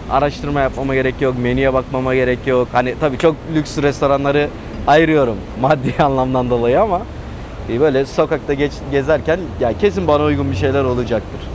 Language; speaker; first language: Turkish; native; Turkish